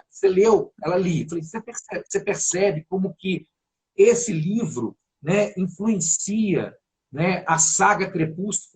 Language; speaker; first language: Portuguese; native; Portuguese